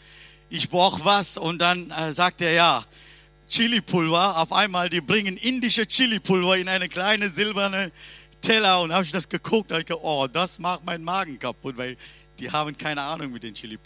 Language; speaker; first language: German; non-native, learner; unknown